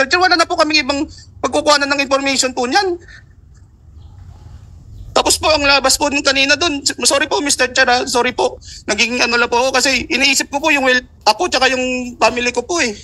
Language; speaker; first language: Filipino; native; Filipino